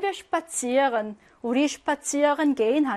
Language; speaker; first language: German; non-native, fluent; Korean